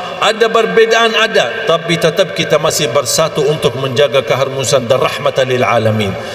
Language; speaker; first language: Malay; non-native, fluent; Arabic